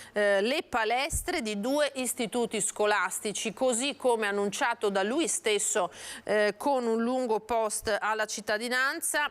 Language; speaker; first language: Italian; native; Italian